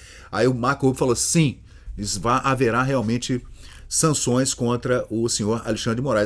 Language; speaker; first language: Portuguese; native; Portuguese